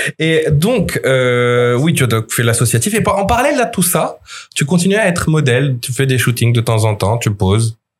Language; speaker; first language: French; non-native, local second language; Arabic